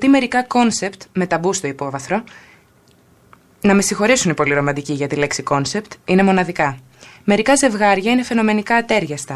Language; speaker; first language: Greek; native; Greek